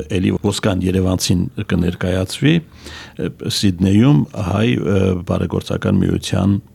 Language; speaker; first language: Armenian; native; Armenian